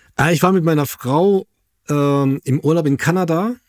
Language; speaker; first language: German; native; German